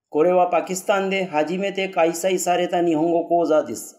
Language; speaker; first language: Japanese; non-native, fluent; Urdu